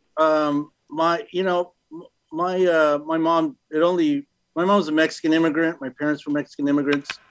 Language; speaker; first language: English; early bilingual, other home language; Spanish